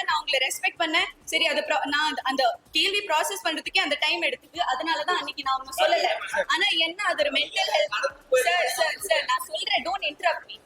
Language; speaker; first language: Tamil; non-native, local second language; Malayalam